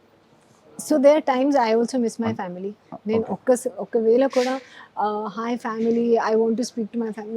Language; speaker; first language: Telugu; non-native, learner; Hindi